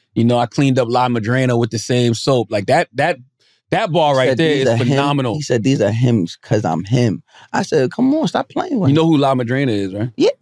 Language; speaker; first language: English; native; English